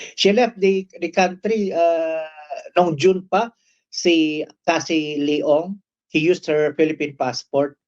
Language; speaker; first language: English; non-native, local second language; Filipino